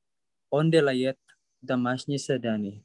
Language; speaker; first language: Russian; non-native, learner; Indonesian